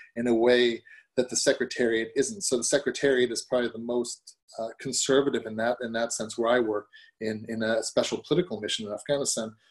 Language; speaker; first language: English; early bilingual, other home language; German